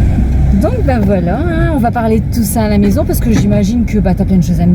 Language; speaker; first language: French; native; French